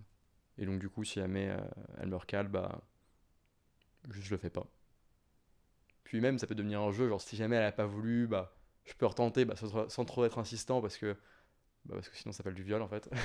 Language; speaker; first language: French; native; French